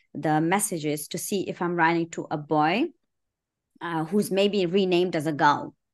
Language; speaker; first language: English; early bilingual, other home language; Persian